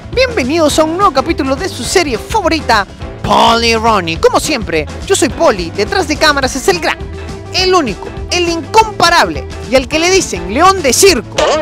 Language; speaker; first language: Spanish; native; Spanish